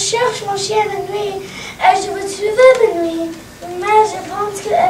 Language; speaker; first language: French; non-native, learner; English